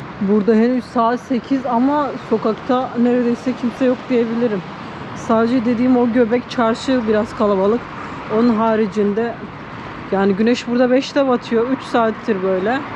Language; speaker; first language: Turkish; native; Turkish